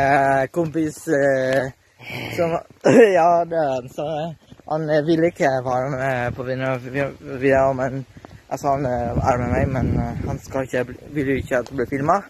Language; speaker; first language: Swedish; non-native, learner; Norwegian